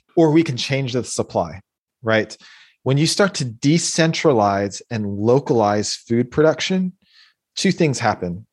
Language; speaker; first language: English; native; English